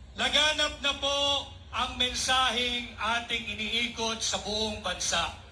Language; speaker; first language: Filipino; native; Filipino